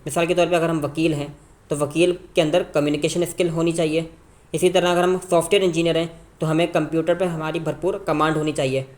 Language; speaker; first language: Urdu; native; Urdu